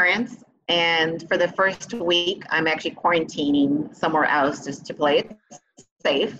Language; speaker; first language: English; early bilingual, other home language; Spanish